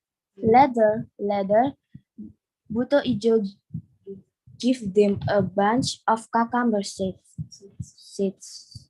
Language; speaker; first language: English; non-native, learner; Indonesian